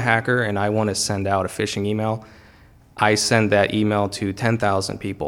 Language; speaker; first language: English; native; English